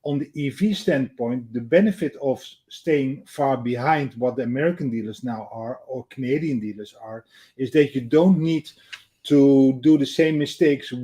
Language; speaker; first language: English; non-native, fluent; Dutch